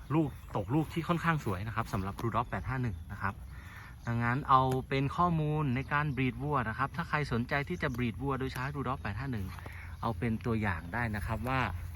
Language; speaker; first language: Thai; native; Thai